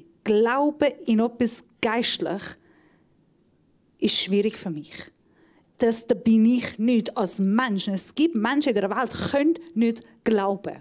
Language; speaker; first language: German; non-native, fluent; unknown